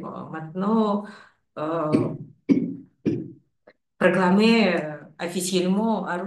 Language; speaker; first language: French; non-native, fluent; Russian